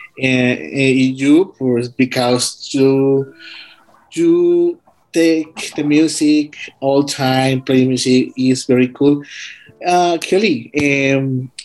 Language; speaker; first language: English; non-native, learner; Spanish